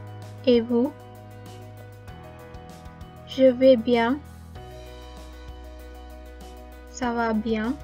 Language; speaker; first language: French; non-native, fluent; Sinhala